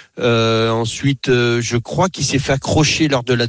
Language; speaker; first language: French; native; French